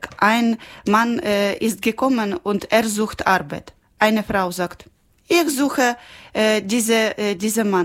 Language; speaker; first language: German; non-native, learner; Ukrainian